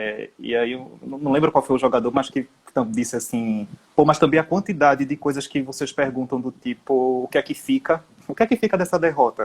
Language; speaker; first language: Portuguese; native; Portuguese